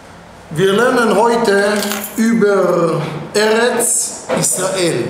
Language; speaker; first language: German; non-native, fluent; Hebrew